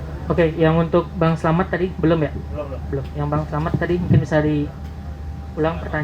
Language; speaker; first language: Indonesian; native; Indonesian